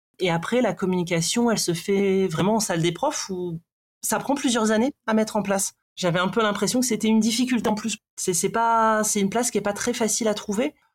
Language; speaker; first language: French; native; French